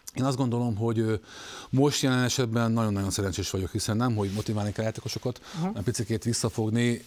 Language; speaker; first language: Hungarian; native; Hungarian